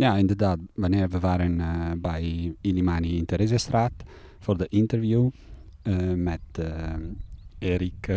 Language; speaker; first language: Dutch; non-native, fluent; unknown